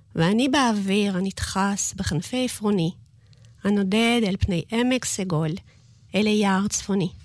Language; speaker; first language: Hebrew; early bilingual, other home language; Russian